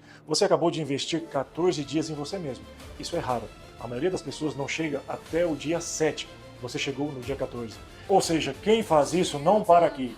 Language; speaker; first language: Portuguese; native; Portuguese